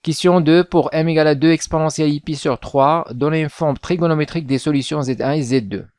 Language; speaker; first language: French; non-native, local second language; Arabic